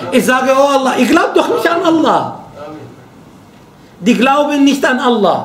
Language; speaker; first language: German; non-native, fluent; Arabic